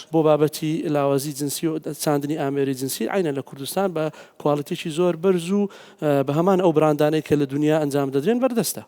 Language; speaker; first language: Central Kurdish; native; Central Kurdish